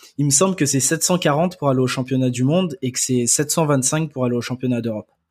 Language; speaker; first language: French; early bilingual, other home language; Akan